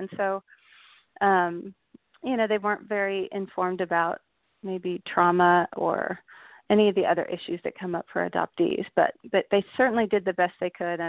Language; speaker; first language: English; native; English